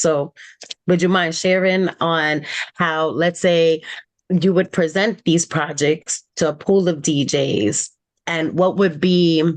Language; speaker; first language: English; native; English